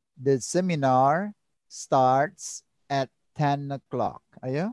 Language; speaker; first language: English; non-native, learner; Indonesian